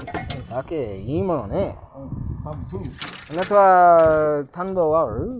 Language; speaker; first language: Japanese; non-native, learner; English